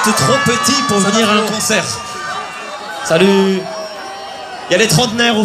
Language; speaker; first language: French; native; French